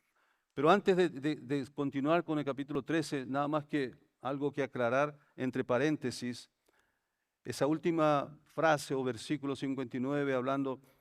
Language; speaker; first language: Spanish; native; Spanish